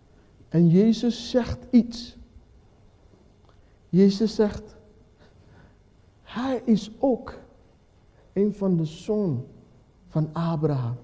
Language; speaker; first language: Dutch; non-native, fluent; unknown